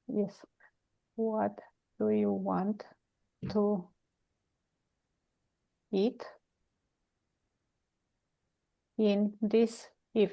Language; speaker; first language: English; non-native, learner; Romanian